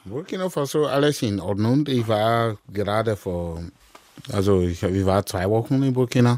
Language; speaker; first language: German; non-native, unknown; Dyula